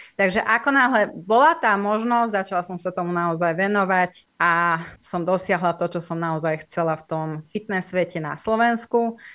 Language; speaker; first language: Slovak; non-native, local second language; Hungarian